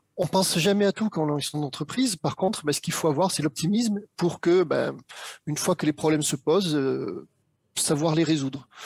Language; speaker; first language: French; native; French